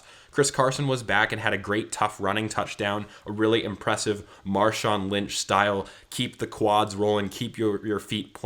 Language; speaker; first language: English; native; English